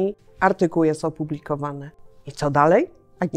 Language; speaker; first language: Polish; native; Polish